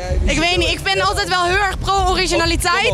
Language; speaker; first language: Dutch; native; Dutch